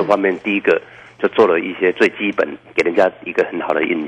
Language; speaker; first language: Chinese; native; Chinese